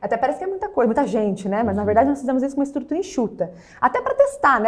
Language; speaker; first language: Portuguese; native; Portuguese